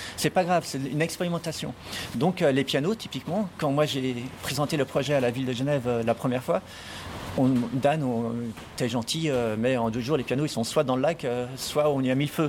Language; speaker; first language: French; native; French